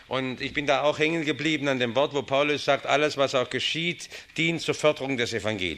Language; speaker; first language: German; native; German